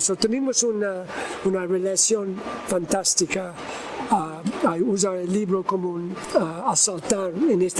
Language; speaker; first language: Spanish; non-native, learner; English